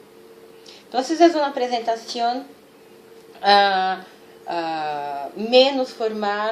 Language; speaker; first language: Spanish; non-native, fluent; Portuguese